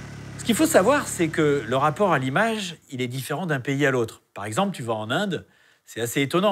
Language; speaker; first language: French; native; French